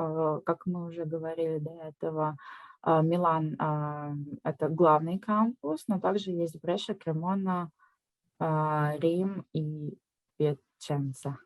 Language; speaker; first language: Russian; native; Russian